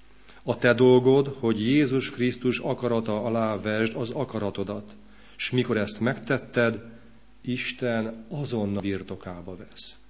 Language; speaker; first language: Hungarian; native; Hungarian